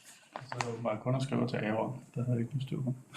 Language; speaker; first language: Danish; native; Danish